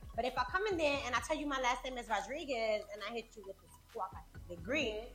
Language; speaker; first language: English; native; English